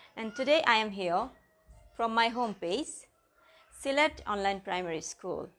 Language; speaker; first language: English; non-native, local second language; Bangla